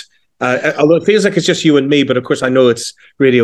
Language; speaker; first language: English; native; English